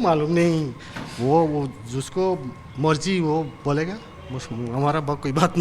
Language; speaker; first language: Hindi; non-native, learner; Bangla